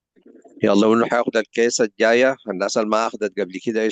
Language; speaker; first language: Arabic; native; Arabic